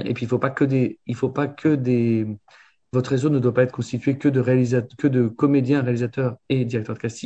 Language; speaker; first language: French; native; French